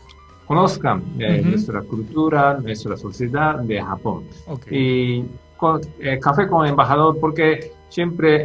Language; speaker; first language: Spanish; non-native, fluent; Japanese